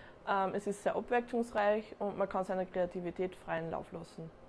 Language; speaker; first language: German; native; German